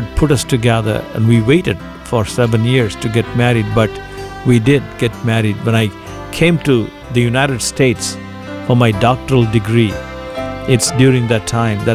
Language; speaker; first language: English; non-native, local second language; Tamil